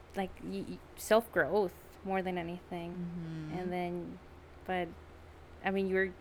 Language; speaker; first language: English; early bilingual, other home language; Spanish